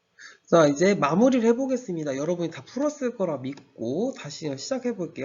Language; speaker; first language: Korean; native; Korean